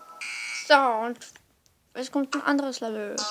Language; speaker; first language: German; native; German